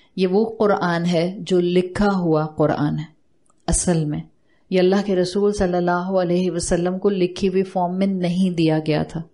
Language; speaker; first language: Urdu; native; Urdu